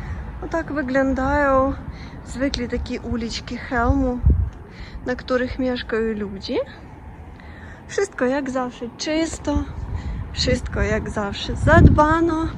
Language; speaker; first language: Polish; non-native, learner; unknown